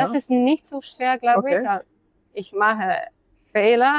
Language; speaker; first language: German; non-native, fluent; Polish